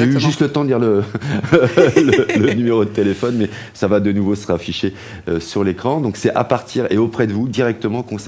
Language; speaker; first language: French; native; French